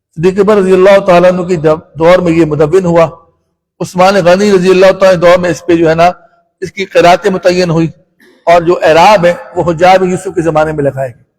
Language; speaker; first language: Urdu; non-native, local second language; Punjabi